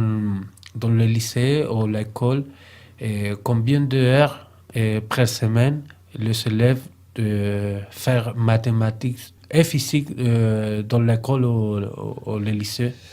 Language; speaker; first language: French; non-native, learner; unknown